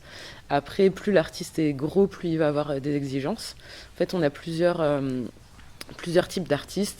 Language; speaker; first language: French; native; French